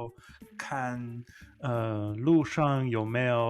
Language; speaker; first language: Chinese; non-native, fluent; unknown